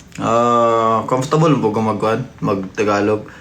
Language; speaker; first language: Filipino; non-native, local second language; Cebuano